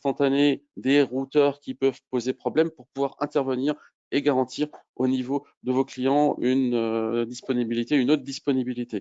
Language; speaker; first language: French; native; French